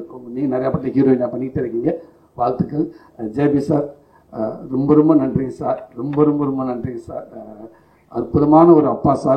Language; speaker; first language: Tamil; native; Tamil